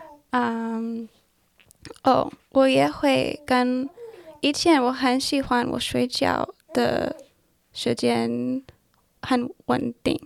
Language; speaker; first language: Chinese; non-native, learner; English